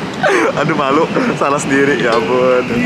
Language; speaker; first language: Indonesian; non-native, fluent; Japanese